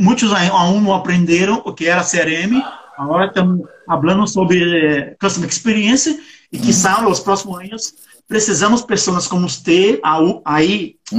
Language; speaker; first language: Portuguese; non-native, learner; Spanish